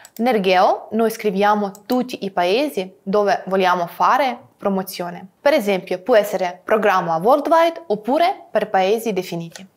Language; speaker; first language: Italian; non-native, fluent; Russian